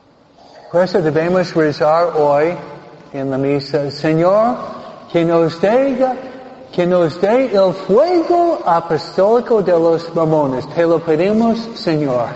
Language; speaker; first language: Spanish; non-native, fluent; English